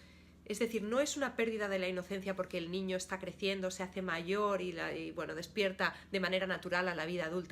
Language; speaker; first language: Spanish; native; Spanish